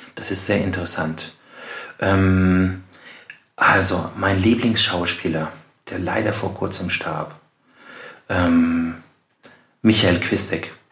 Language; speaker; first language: German; non-native, fluent; Persian